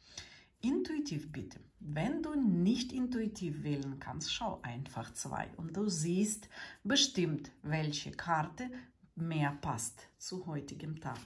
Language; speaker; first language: German; non-native, learner; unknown